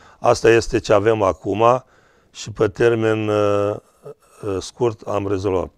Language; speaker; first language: Romanian; native; Romanian